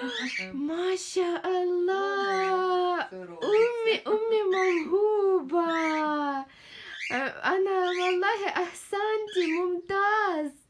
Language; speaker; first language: Arabic; non-native, fluent; Ukrainian